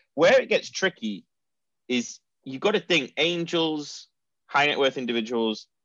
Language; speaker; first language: English; native; English